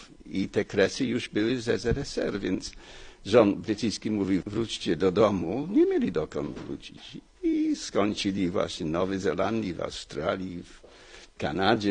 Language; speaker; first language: Polish; non-native, fluent; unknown